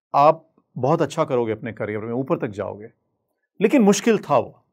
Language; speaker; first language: Hindi; native; Hindi